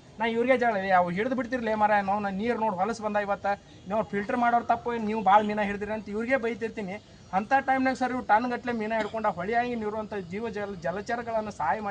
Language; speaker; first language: Kannada; native; Kannada